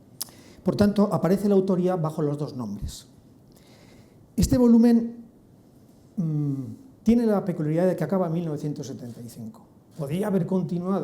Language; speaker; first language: Spanish; native; Spanish